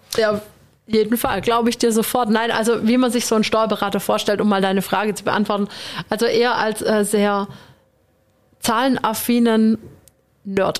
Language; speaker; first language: German; native; German